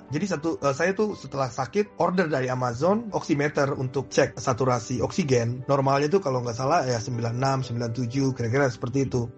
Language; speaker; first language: Indonesian; native; Indonesian